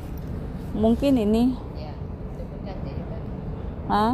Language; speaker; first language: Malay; non-native, learner; Filipino